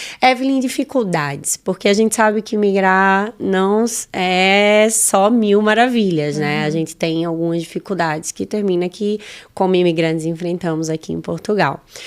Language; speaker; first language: Portuguese; native; Portuguese